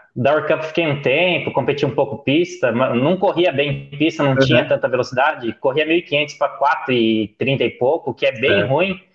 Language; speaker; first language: Portuguese; native; Portuguese